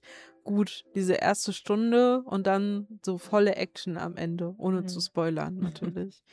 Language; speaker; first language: German; native; German